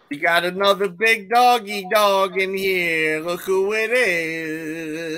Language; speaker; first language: English; native; English